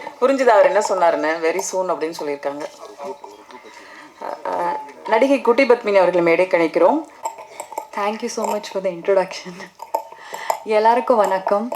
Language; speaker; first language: Tamil; native; Tamil